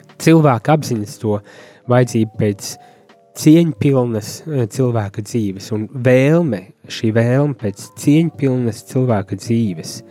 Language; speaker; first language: Latvian; native; Latvian